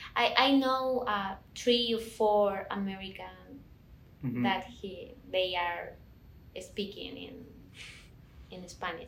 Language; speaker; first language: English; non-native, learner; Spanish